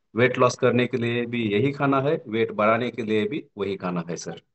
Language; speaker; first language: Hindi; non-native, local second language; Marathi